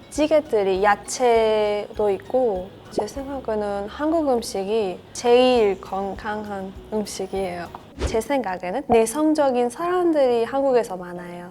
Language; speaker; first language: Korean; non-native, learner; Persian